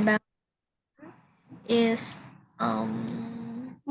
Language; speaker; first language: English; non-native, learner; Vietnamese